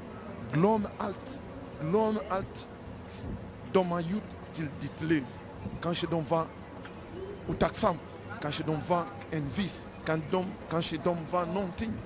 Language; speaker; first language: Swedish; non-native, learner; Lingala